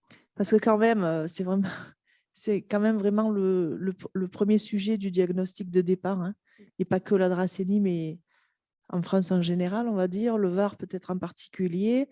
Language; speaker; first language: French; native; French